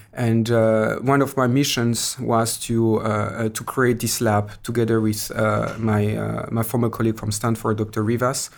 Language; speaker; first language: English; non-native, fluent; French